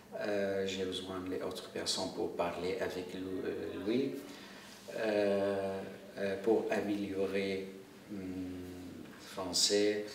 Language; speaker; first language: French; non-native, learner; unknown